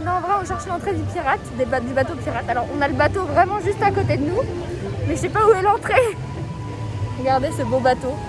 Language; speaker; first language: French; native; French